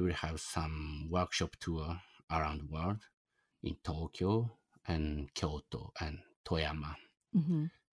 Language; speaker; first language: English; non-native, learner; Japanese